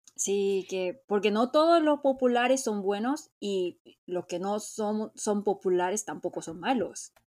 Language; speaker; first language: Spanish; non-native, fluent; Korean